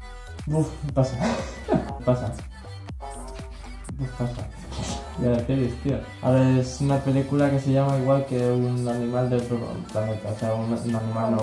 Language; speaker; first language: Spanish; native; Spanish